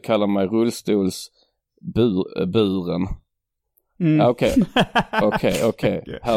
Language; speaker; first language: Swedish; native; Swedish